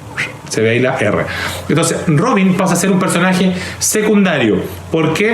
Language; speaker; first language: Spanish; native; Spanish